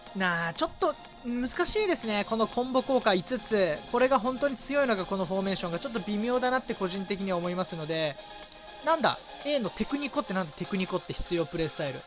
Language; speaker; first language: Japanese; native; Japanese